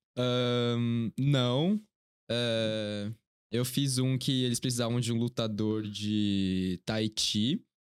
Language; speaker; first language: Portuguese; early bilingual, other home language; Korean